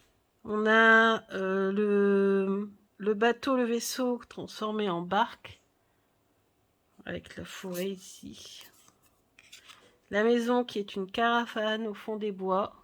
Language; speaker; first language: French; native; French